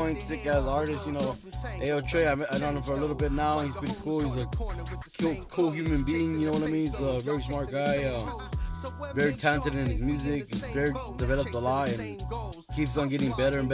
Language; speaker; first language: English; native; English